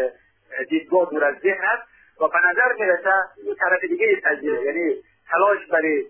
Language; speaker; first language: Persian; native; Persian